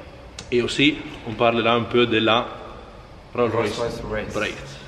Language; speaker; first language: French; non-native, fluent; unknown